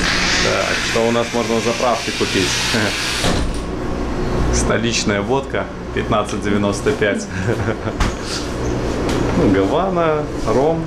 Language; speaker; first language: Russian; native; Russian